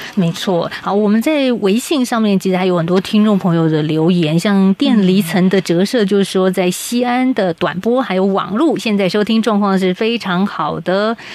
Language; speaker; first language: Chinese; native; Chinese